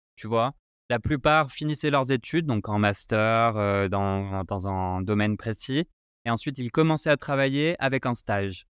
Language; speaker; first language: French; native; French